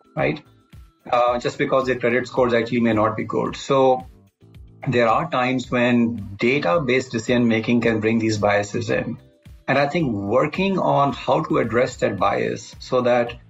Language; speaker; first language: English; non-native, local second language; Hindi